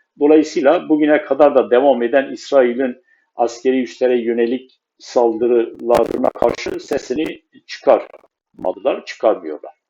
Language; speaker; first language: Turkish; non-native, local second language; Kurdish